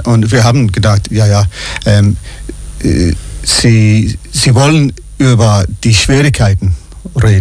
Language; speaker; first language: German; non-native, fluent; English